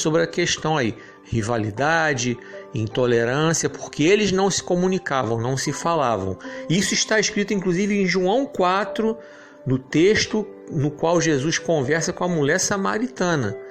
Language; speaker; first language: Portuguese; native; Portuguese